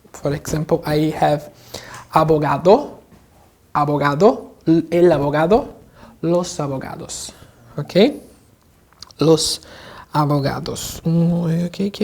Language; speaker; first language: Spanish; non-native, fluent; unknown